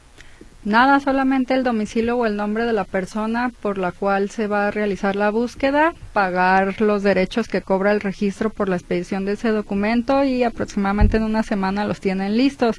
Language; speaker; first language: Spanish; native; Spanish